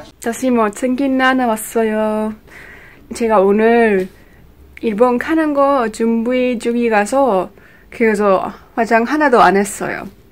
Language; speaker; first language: Korean; non-native, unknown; Dutch